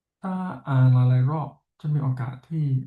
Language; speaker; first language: Thai; non-native, fluent; English